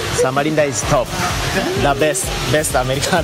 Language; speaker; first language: English; non-native, learner; Japanese